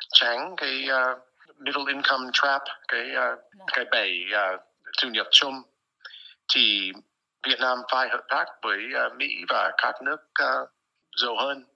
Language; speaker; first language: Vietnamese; non-native, fluent; English